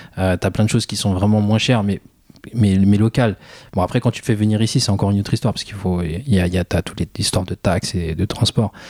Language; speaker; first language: French; early bilingual, other home language; Khmer